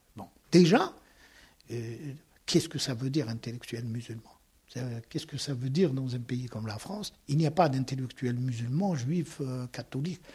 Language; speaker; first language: French; non-native, local second language; Arabic